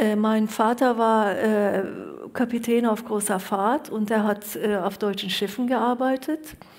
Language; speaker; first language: German; early bilingual, other home language; Turkish